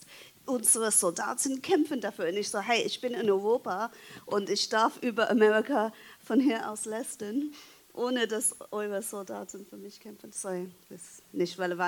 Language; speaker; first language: German; non-native, fluent; English